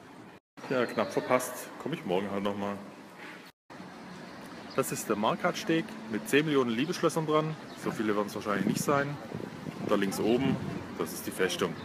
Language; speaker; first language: German; native; German